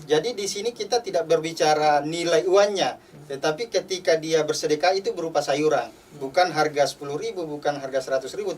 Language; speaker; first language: Indonesian; native; Indonesian